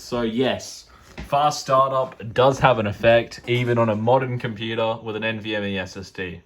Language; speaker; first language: English; native; English